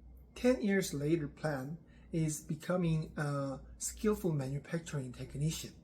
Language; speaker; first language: English; non-native, learner; Korean